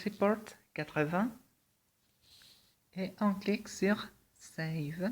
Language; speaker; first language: French; non-native, fluent; Spanish